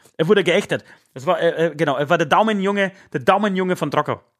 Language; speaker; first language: German; early bilingual, other home language; Polish